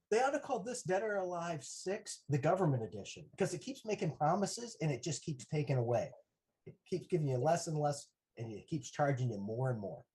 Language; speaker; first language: English; native; English